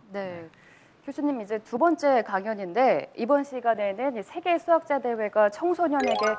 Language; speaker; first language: Korean; native; Korean